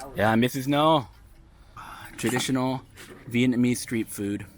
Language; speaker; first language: English; native; English